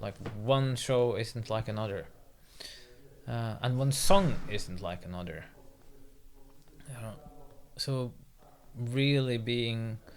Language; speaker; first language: English; non-native, fluent; Norwegian